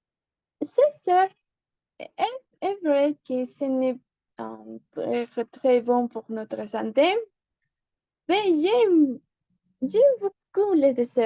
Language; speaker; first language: French; non-native, learner; Spanish